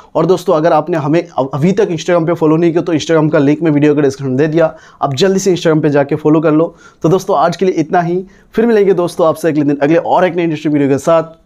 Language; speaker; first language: Hindi; native; Hindi